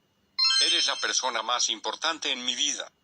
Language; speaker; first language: Spanish; non-native, learner; English